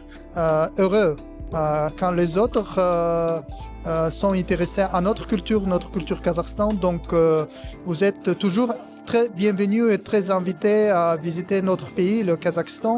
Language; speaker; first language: French; non-native, fluent; Kazakh